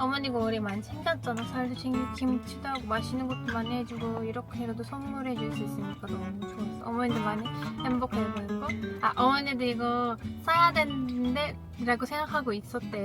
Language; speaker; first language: Korean; non-native, learner; Turkish